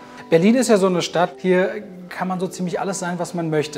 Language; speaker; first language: German; native; German